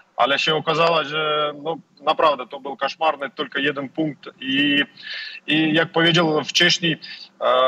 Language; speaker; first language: Polish; non-native, learner; Russian